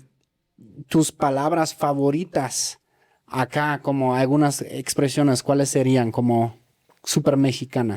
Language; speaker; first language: Spanish; native; Spanish